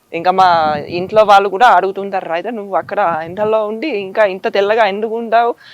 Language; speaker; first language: Telugu; non-native, fluent; Finnish